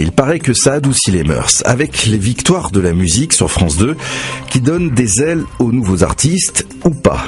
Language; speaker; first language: French; native; French